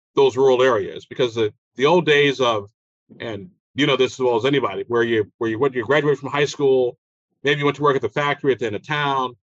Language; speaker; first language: English; native; English